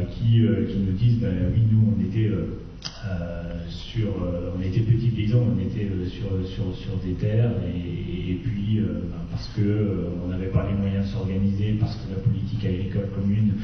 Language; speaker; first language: French; native; French